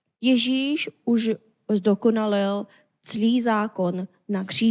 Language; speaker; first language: Czech; non-native, fluent; Korean